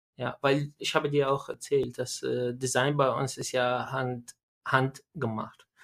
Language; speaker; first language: German; non-native, learner; Arabic